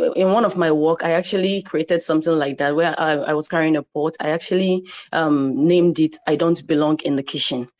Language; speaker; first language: English; non-native, local second language; Igbo